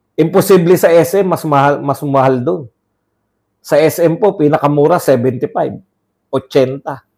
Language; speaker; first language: Filipino; non-native, local second language; Iloko